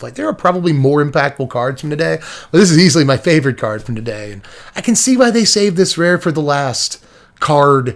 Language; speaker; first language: English; native; English